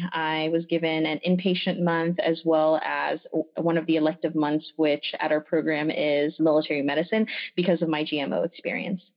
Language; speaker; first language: English; early bilingual, other home language; French